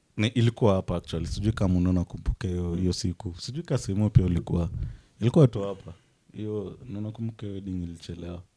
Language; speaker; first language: Swahili; native; Swahili